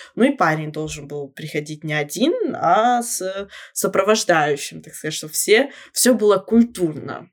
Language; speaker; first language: Russian; native; Russian